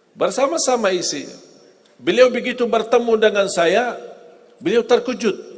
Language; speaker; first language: Indonesian; non-native, fluent; Arabic